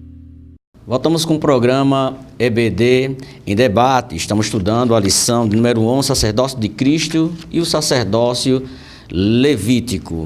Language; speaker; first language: Portuguese; native; Portuguese